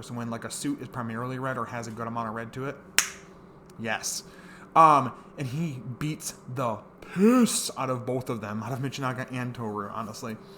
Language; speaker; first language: English; native; English